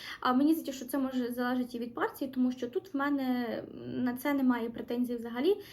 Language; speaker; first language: Ukrainian; non-native, local second language; Russian